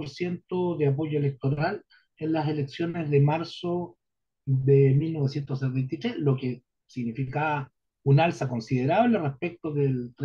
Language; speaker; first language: Spanish; native; Spanish